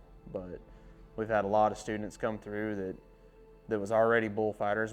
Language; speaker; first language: English; native; English